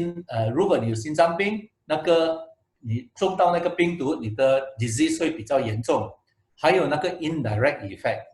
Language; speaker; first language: Chinese; non-native, local second language; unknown